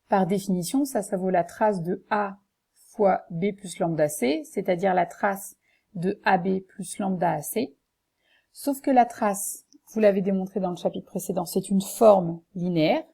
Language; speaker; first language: French; native; French